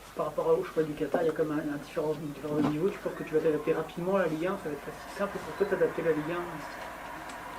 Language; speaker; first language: French; native; French